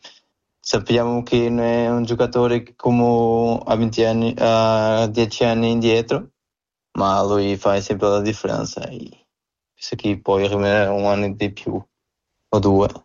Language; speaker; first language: Italian; non-native, learner; Portuguese